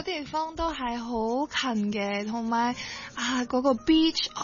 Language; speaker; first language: Cantonese; non-native, learner; English